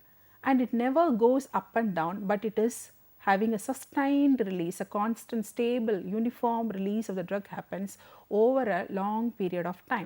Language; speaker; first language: English; non-native, local second language; Tamil